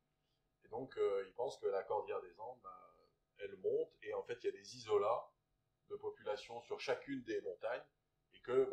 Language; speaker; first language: French; native; French